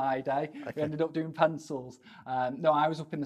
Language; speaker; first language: English; native; English